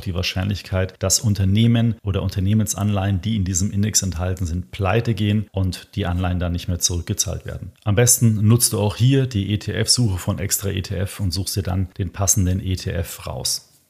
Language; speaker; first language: German; native; German